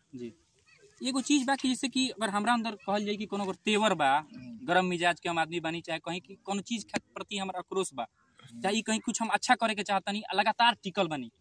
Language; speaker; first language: Bhojpuri; native; Bhojpuri